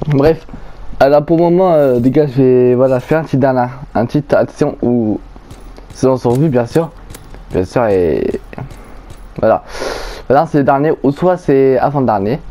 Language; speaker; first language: French; native; French